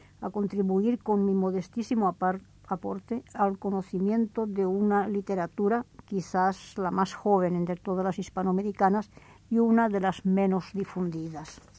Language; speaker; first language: Spanish; native; Spanish